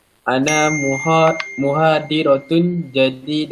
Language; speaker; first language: Arabic; non-native, learner; Malay